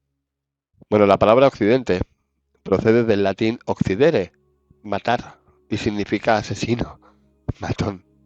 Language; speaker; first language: Spanish; native; Spanish